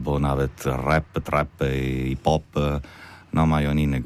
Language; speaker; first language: Polish; non-native, learner; Italian